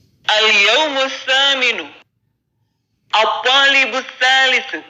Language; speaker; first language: Arabic; non-native, fluent; Indonesian